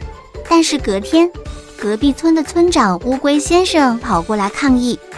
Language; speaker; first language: Chinese; native; Chinese